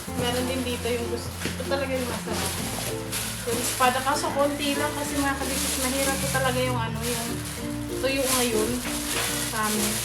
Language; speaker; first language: Filipino; non-native, local second language; Bikol